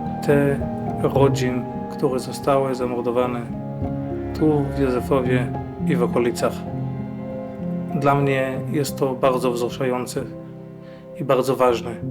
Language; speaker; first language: Polish; non-native, fluent; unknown